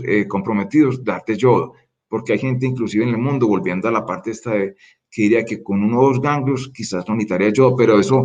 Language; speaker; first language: Spanish; native; Spanish